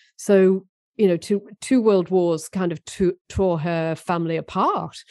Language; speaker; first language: English; native; English